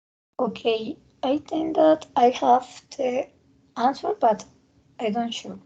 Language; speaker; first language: English; non-native, learner; Spanish